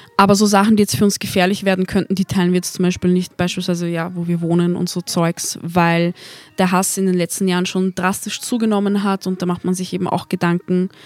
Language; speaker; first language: German; native; German